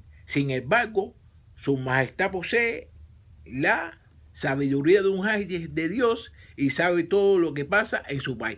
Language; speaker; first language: Spanish; native; Spanish